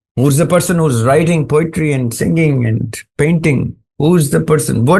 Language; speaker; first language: English; non-native, local second language; Urdu